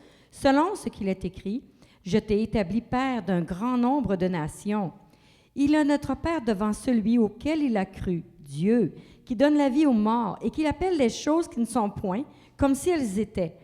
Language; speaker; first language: French; native; French